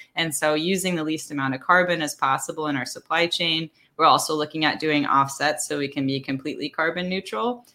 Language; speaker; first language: English; early bilingual, other home language; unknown